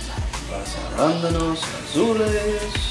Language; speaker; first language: Spanish; non-native, learner; English